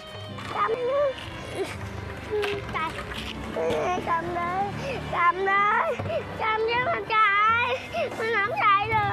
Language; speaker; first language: Vietnamese; native; Vietnamese